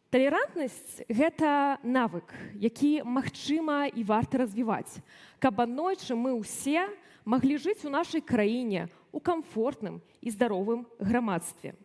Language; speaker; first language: Belarusian; native; Belarusian